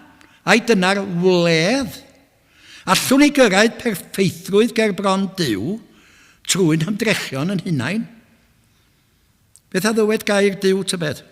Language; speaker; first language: Welsh; native; Welsh